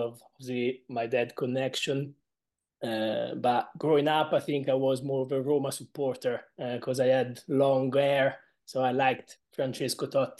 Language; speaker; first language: English; non-native, fluent; Italian